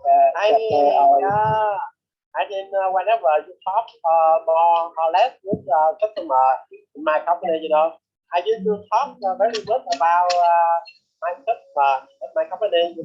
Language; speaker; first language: English; non-native, learner; Vietnamese